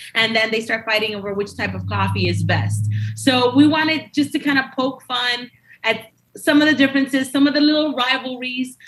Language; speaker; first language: English; early bilingual, other home language; Spanish